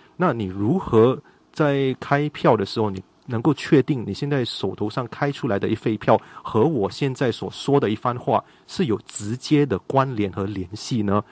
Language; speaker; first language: Chinese; native; Chinese